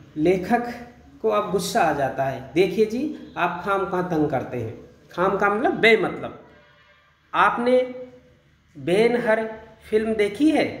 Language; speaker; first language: Hindi; native; Hindi